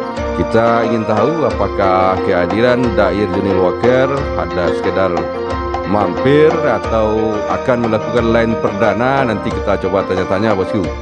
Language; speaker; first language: Indonesian; native; Indonesian